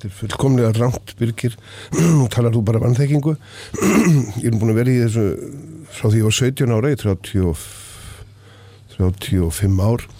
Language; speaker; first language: Icelandic; native; Icelandic